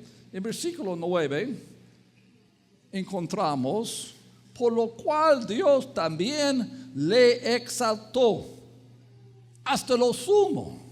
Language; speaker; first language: Spanish; non-native, fluent; English